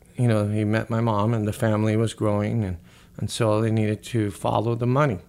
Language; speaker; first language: English; early bilingual, other home language; Spanish